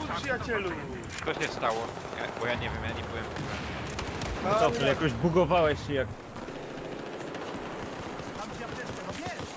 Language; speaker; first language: Polish; native; Polish